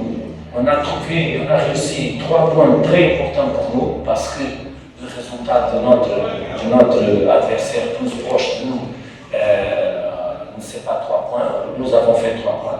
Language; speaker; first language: French; non-native, fluent; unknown